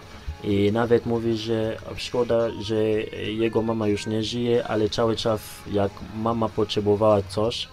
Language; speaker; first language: Polish; non-native, learner; Lingala